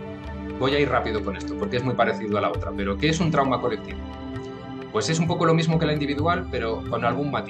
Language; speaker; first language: Spanish; native; Spanish